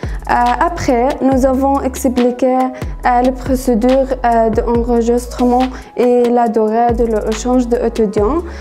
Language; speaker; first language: French; non-native, learner; Arabic